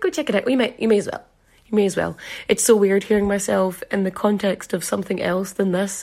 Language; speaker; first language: English; native; English